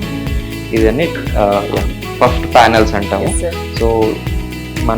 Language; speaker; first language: Telugu; native; Telugu